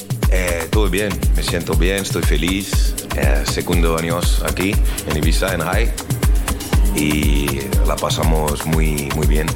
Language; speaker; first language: Spanish; non-native, learner; French